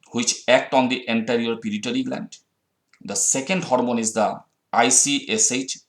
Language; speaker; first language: English; non-native, local second language; Bangla